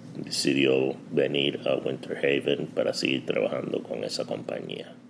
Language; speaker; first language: Spanish; early bilingual, heritage; Spanish